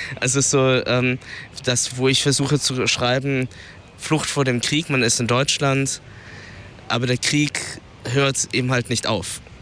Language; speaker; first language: German; early bilingual, other home language; Vietnamese